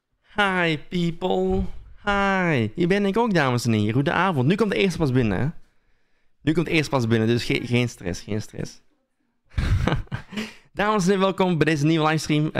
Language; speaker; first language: Dutch; native; Dutch